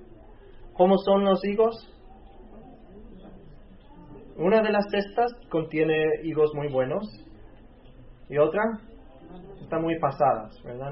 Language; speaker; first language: Spanish; native; Spanish